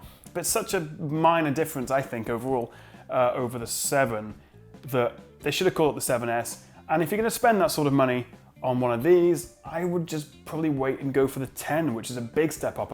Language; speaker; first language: English; native; English